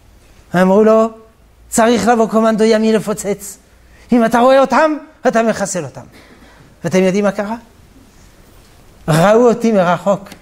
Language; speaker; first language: Hebrew; non-native, fluent; French